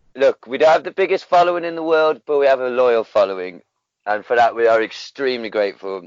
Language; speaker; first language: English; native; English